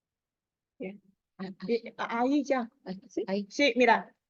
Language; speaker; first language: Spanish; non-native, learner; Chinese